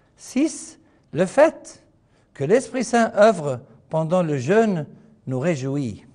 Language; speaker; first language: French; non-native, fluent; Arabic